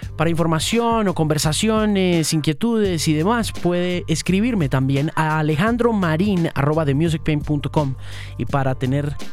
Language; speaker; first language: Spanish; native; Spanish